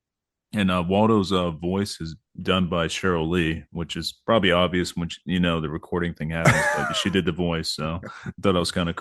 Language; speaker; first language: English; native; English